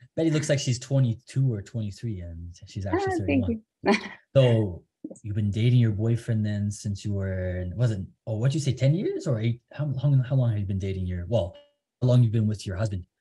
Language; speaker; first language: English; native; English